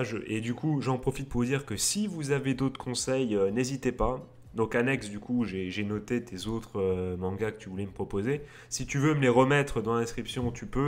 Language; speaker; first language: French; native; French